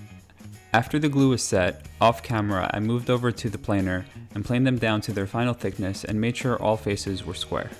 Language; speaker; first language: English; native; English